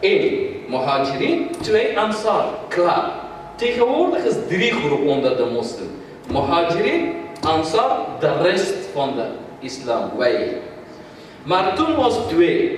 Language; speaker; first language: Dutch; non-native, fluent; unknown